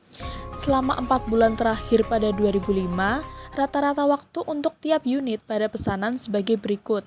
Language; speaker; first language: Indonesian; native; Indonesian